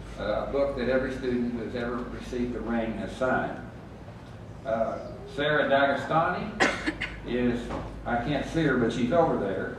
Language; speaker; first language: English; native; English